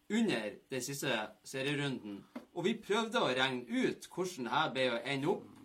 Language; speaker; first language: Norwegian; native; Norwegian